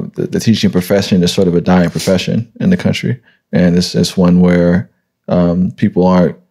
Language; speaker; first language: English; native; English